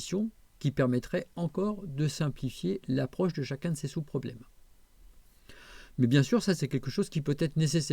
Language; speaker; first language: French; native; French